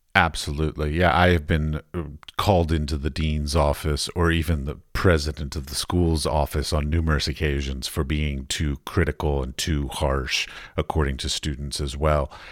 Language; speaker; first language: English; native; English